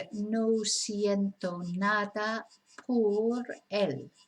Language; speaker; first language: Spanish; non-native, fluent; English